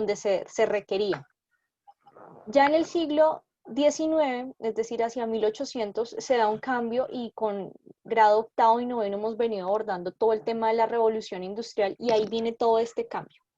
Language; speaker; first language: Spanish; native; Spanish